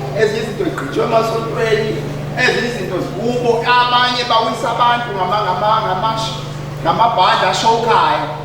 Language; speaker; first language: Zulu; native; Zulu